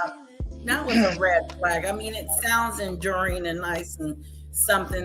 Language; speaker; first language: English; native; English